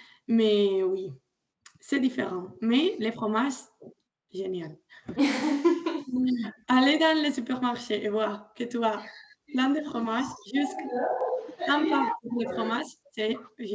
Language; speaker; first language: French; non-native, learner; Spanish